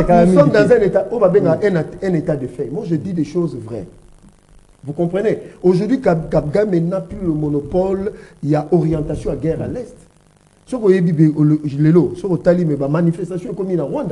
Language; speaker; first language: French; non-native, local second language; Lingala